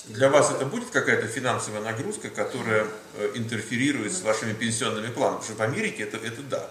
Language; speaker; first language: Russian; native; Russian